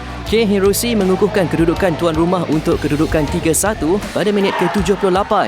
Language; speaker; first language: Malay; native; Malay